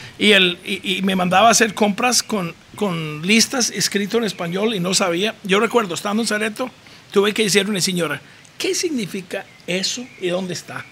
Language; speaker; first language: Spanish; non-native, fluent; English